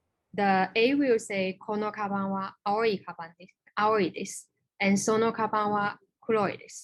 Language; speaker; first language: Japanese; non-native, fluent; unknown